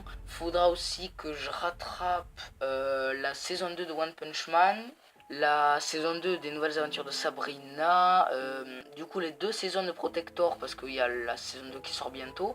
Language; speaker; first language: French; native; French